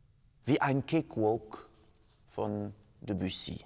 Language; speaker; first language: German; non-native, fluent; French